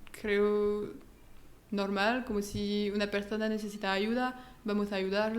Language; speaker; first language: Spanish; non-native, learner; French